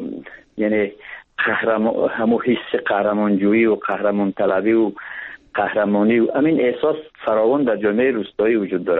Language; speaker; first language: Persian; native; Persian